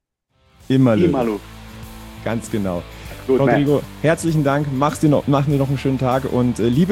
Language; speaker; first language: German; native; German